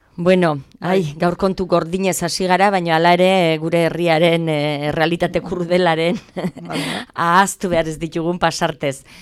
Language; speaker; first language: Basque; native; Basque